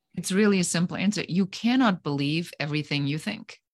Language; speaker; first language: English; non-native, fluent; German